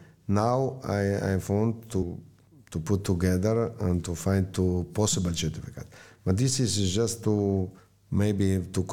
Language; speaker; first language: English; non-native, learner; Slovenian